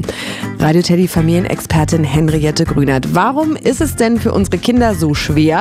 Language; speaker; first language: German; native; German